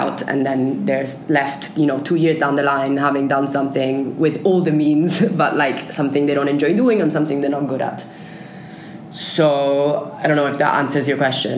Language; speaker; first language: English; non-native, fluent; Italian